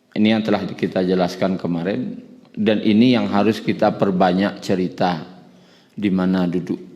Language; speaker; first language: Malay; non-native, local second language; Minangkabau